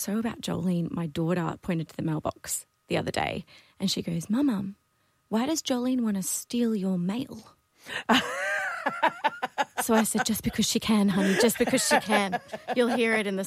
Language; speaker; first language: English; non-native, local second language; Dutch